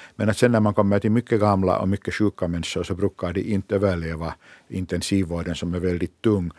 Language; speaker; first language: Swedish; non-native, local second language; Finnish